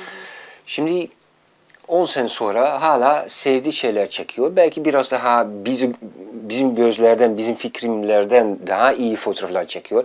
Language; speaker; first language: Turkish; non-native, fluent; Dutch